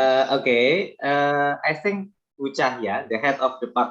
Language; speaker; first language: English; non-native, fluent; Indonesian